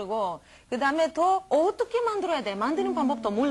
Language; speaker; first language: Korean; non-native, learner; Romanian